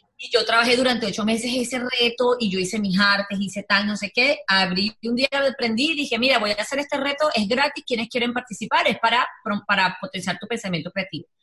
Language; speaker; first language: Spanish; native; Spanish